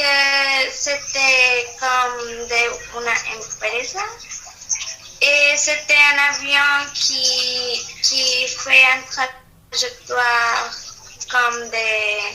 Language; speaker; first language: French; non-native, learner; Spanish